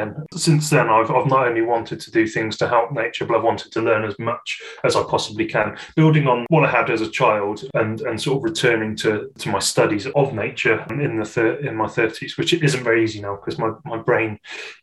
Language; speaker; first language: English; native; English